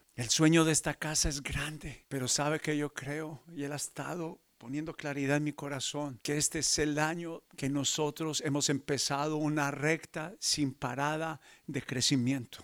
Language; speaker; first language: Spanish; native; Spanish